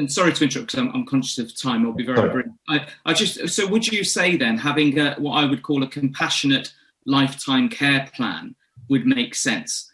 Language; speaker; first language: English; native; English